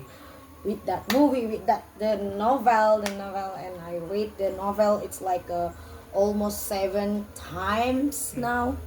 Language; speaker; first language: English; non-native, learner; Indonesian